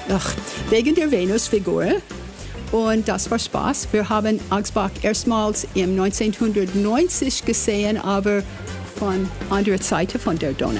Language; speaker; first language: German; non-native, learner; English